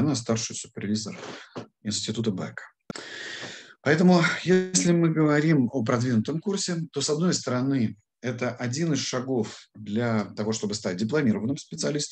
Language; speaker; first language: Russian; native; Russian